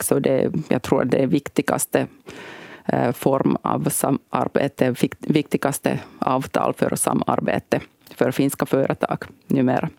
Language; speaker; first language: Swedish; non-native, local second language; Finnish